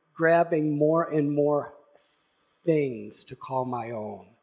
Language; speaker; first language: English; native; English